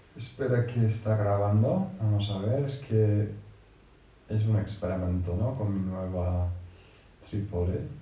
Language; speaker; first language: Spanish; non-native, fluent; English